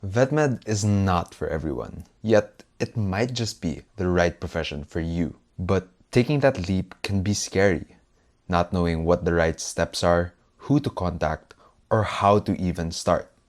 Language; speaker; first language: English; non-native, local second language; Filipino